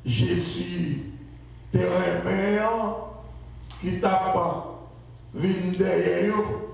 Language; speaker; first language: French; non-native, local second language; Haitian Creole